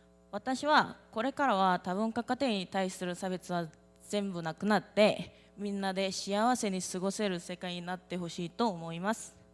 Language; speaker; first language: Japanese; non-native, learner; Korean